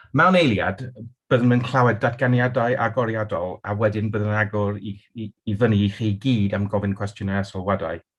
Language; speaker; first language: Welsh; non-native, local second language; English